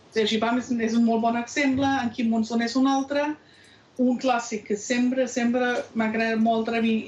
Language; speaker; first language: Catalan; non-native, fluent; German